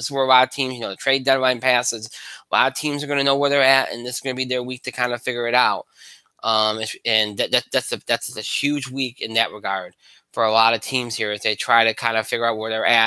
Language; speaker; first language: English; native; English